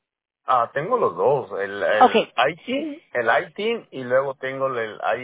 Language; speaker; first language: Spanish; early bilingual, heritage; Spanish